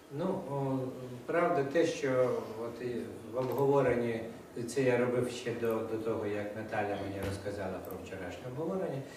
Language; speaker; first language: Ukrainian; non-native, local second language; Russian